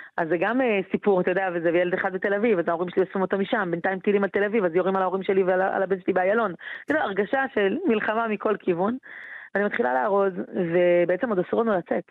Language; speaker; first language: Hebrew; native; Hebrew